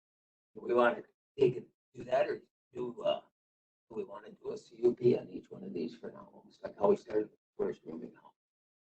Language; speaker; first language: English; native; English